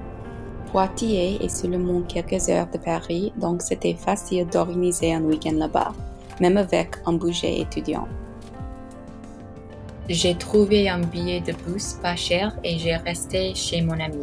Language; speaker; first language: French; non-native, learner; English